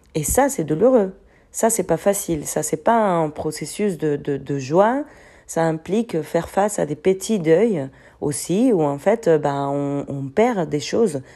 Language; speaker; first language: French; non-native, fluent; Spanish